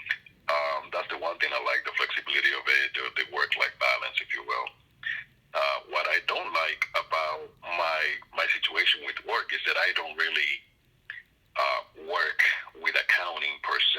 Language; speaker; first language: English; non-native, fluent; Spanish